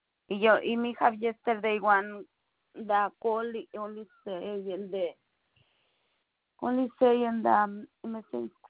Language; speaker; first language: English; non-native, learner; Spanish